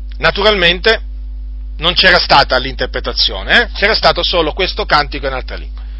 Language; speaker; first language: Italian; native; Italian